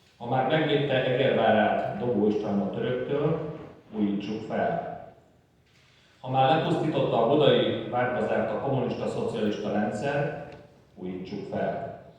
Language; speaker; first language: Hungarian; native; Hungarian